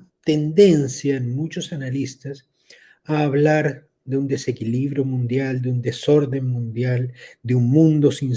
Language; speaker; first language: Spanish; native; Spanish